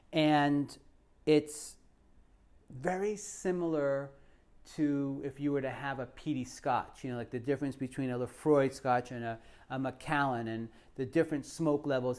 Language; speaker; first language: English; native; English